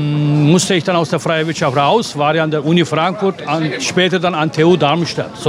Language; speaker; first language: German; non-native, fluent; Turkish